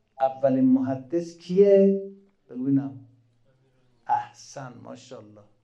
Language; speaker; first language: Persian; native; Persian